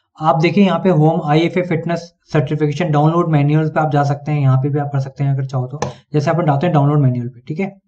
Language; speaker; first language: Hindi; native; Hindi